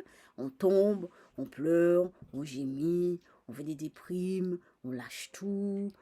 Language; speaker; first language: French; native; French